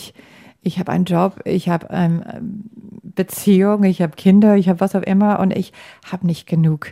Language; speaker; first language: German; non-native, fluent; English